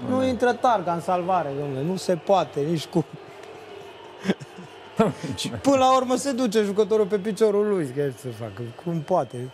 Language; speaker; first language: Romanian; native; Romanian